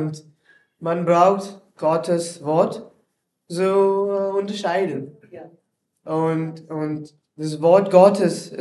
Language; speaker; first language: German; non-native, learner; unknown